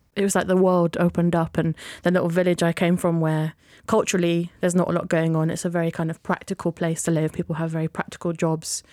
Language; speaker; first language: English; native; English